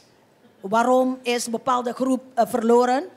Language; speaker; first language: Dutch; non-native, fluent; Indonesian